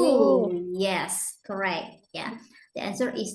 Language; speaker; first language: English; non-native, learner; Indonesian